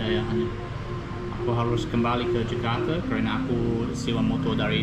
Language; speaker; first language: Indonesian; non-native, learner; English